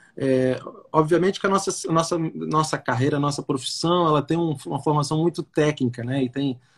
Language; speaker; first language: Portuguese; native; Portuguese